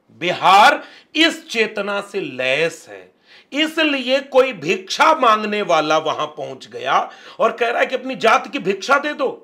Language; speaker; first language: Hindi; native; Hindi